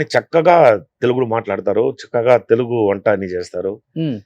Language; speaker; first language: Telugu; non-native, fluent; Tamil